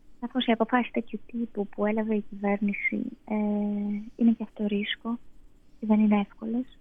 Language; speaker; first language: Greek; non-native, fluent; Russian